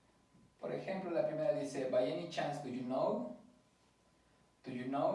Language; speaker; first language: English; non-native, fluent; Spanish